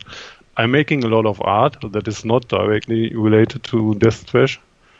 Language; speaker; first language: English; non-native, fluent; German